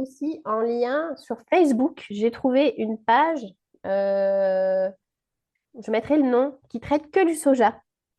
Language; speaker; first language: French; native; French